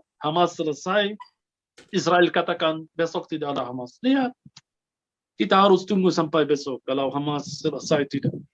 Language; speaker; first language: Indonesian; non-native, fluent; Arabic